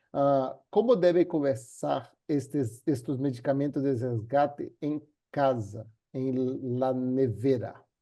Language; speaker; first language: Spanish; non-native, fluent; Portuguese